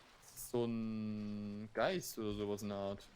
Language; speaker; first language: German; native; German